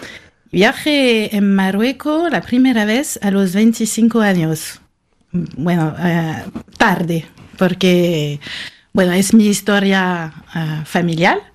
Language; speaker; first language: Spanish; non-native, fluent; French